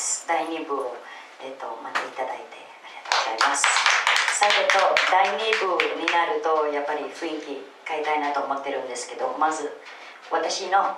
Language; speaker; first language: Japanese; non-native, fluent; Filipino